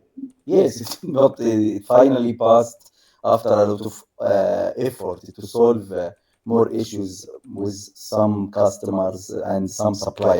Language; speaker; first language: English; non-native, learner; Arabic